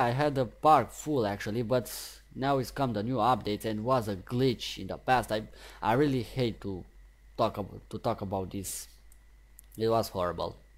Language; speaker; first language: English; non-native, learner; Romanian